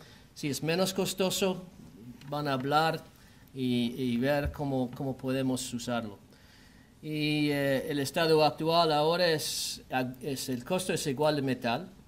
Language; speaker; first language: Spanish; non-native, learner; English